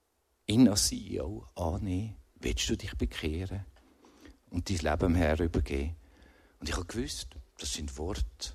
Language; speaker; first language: German; native; German